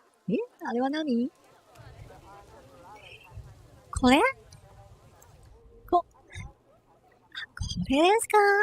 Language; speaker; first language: Japanese; non-native, learner; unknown